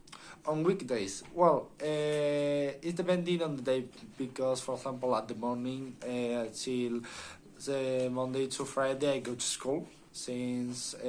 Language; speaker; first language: English; non-native, learner; Spanish